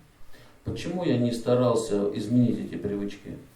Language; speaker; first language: Russian; native; Russian